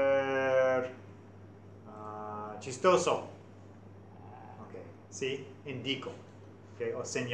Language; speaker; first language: Spanish; non-native, fluent; English